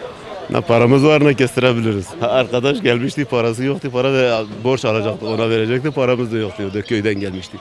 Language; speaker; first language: Turkish; native; Turkish